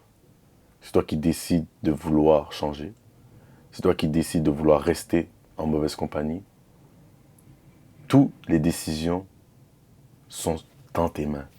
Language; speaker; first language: French; native; French